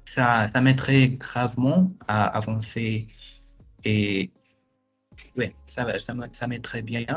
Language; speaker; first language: French; non-native, fluent; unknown